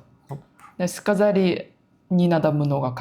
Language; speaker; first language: Russian; non-native, learner; Japanese